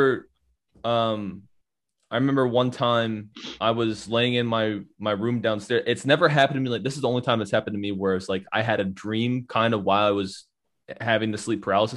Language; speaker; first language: English; native; English